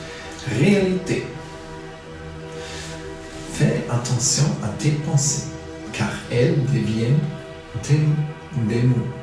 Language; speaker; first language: French; non-native, fluent; German